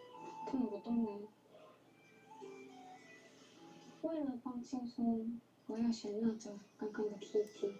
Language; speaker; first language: Chinese; non-native, learner; Korean